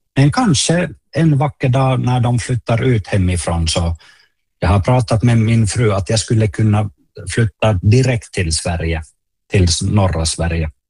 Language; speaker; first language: Swedish; non-native, local second language; Finnish